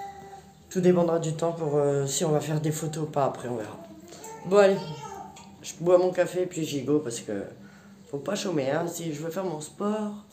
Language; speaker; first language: French; native; French